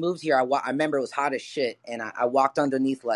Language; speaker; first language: English; native; English